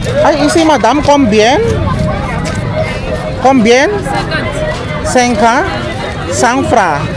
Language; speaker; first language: French; non-native, learner; Filipino